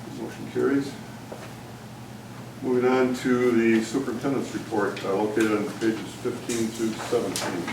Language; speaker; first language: English; native; English